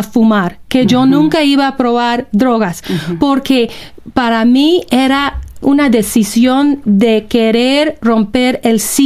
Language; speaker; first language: Spanish; non-native, fluent; English